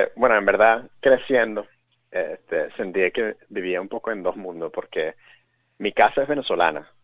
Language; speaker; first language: Spanish; early bilingual, heritage; Spanish